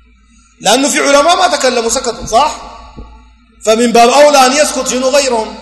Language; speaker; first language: Arabic; native; Arabic